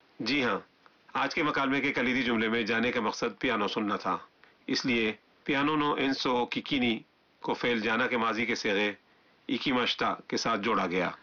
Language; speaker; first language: Urdu; native; Urdu